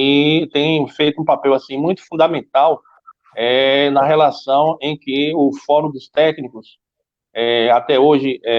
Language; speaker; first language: Portuguese; native; Portuguese